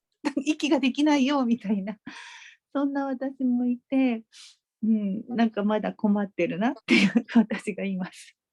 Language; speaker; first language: Japanese; native; Japanese